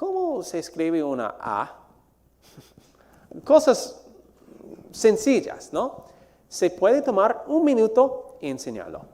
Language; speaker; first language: Spanish; non-native, fluent; English